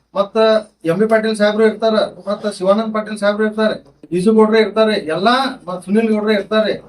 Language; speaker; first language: Kannada; non-native, local second language; Lambadi